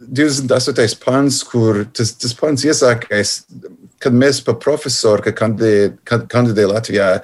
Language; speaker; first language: Latvian; non-native, fluent; English